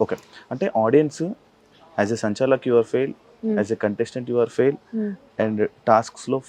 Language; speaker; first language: Telugu; native; Telugu